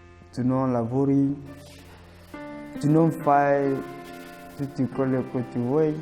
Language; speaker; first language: Italian; non-native, learner; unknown